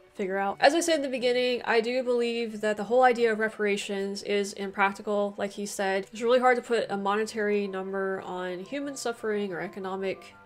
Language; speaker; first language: English; native; English